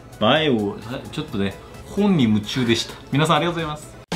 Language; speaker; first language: Japanese; non-native, fluent; Korean